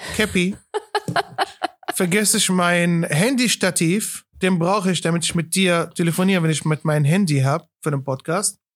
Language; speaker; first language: German; non-native, fluent; Arabic